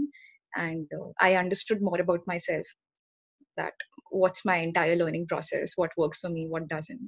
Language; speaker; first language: English; non-native, local second language; Hindi